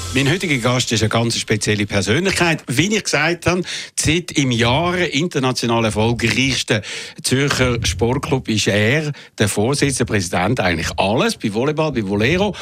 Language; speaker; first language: German; native; German